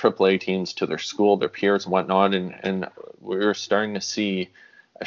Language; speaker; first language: English; native; English